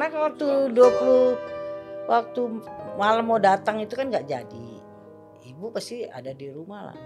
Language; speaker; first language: Indonesian; native; Indonesian